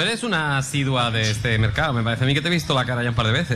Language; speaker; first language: Spanish; native; Spanish